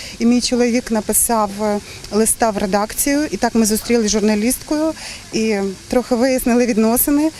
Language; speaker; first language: Ukrainian; native; Ukrainian